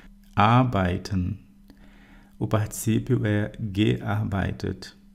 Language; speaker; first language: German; non-native, fluent; Portuguese